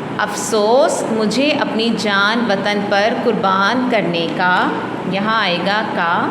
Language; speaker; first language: Hindi; non-native, local second language; Punjabi